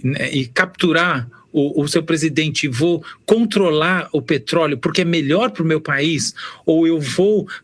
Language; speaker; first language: Portuguese; native; Portuguese